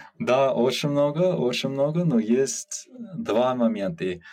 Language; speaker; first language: Russian; non-native, learner; English